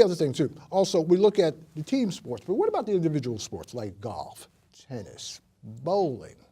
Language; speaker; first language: English; native; English